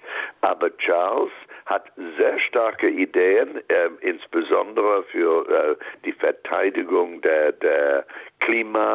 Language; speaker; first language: German; non-native, fluent; English